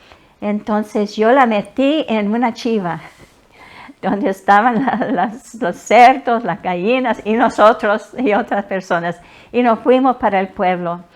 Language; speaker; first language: Spanish; non-native, fluent; English